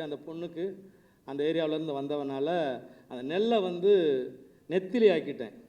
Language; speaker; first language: Tamil; native; Tamil